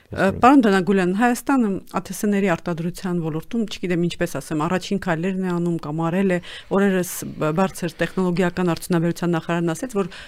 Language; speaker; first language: Armenian; native; Armenian